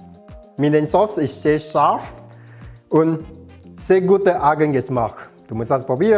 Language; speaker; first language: German; non-native, learner; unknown